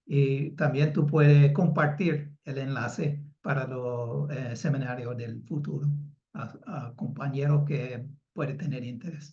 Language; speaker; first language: Spanish; non-native, fluent; English